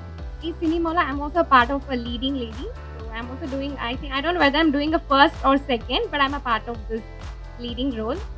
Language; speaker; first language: Telugu; early bilingual, heritage; Telugu